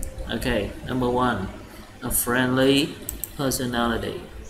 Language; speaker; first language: English; non-native, fluent; Vietnamese